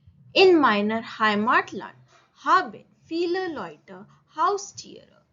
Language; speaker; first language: German; non-native, learner; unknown